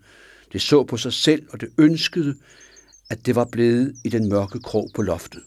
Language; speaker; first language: Danish; native; Danish